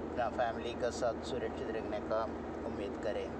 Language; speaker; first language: Hindi; non-native, local second language; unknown